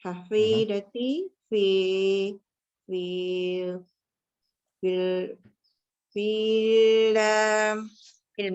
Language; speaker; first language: Arabic; non-native, learner; Malay